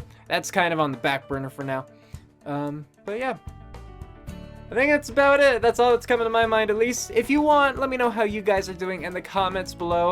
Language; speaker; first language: English; native; English